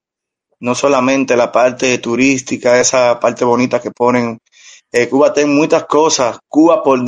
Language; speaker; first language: Portuguese; non-native, learner; Spanish